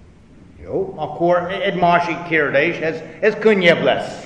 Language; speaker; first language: Hungarian; non-native, fluent; English